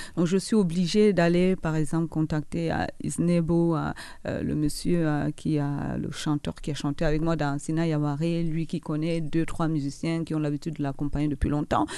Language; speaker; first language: French; non-native, local second language; Fula